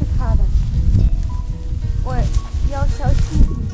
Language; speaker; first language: Chinese; non-native, fluent; Russian